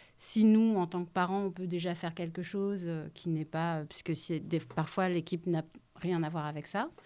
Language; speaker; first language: French; native; French